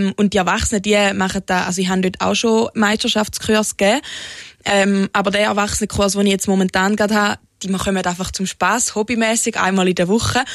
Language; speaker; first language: German; native; German